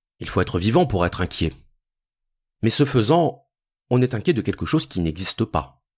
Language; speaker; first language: French; native; French